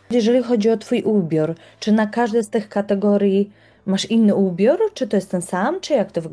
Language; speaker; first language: Polish; native; Polish